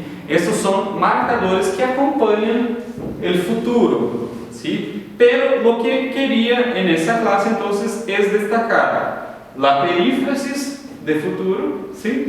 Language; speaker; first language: Spanish; non-native, fluent; Portuguese